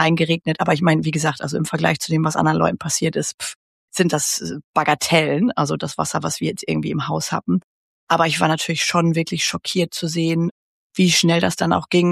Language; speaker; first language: German; native; German